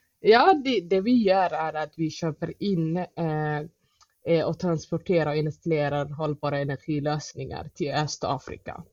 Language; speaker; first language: Swedish; non-native, fluent; Somali